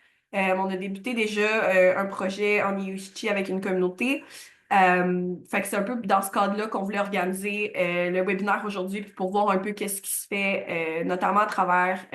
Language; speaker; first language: French; native; French